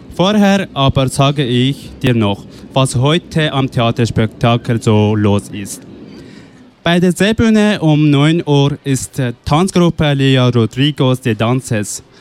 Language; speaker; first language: German; non-native, fluent; Persian